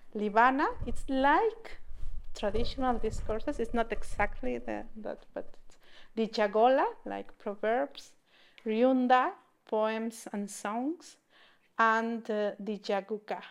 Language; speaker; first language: English; non-native, learner; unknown